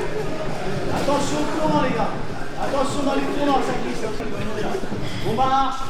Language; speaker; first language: French; native; French